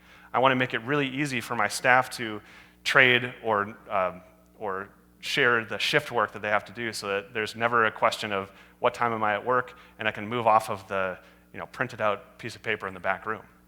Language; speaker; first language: English; native; English